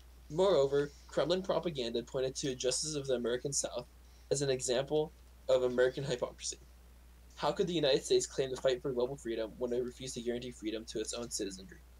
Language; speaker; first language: English; early bilingual, other home language; Russian